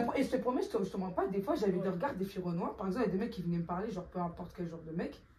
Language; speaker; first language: French; native; French